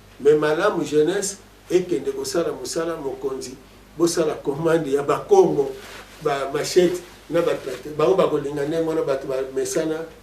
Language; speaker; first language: Lingala; non-native, local second language; Kongo